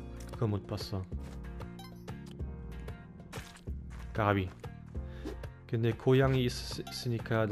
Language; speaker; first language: Korean; non-native, fluent; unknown